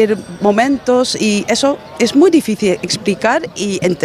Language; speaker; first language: Spanish; non-native, fluent; Dutch